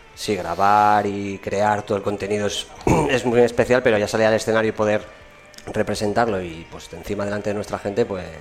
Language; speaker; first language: Spanish; native; Spanish